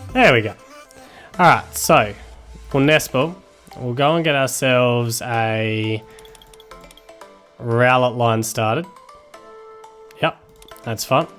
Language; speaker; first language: English; native; English